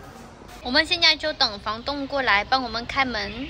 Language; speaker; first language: Chinese; non-native, fluent; Vietnamese